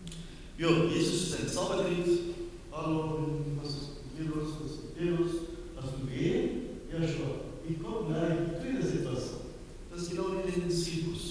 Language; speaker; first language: German; non-native, learner; Persian